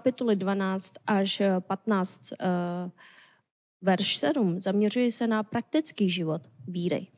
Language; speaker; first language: Czech; non-native, fluent; Korean